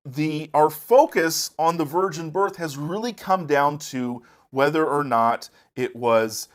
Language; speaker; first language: English; native; English